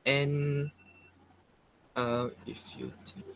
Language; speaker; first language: English; non-native, local second language; Malay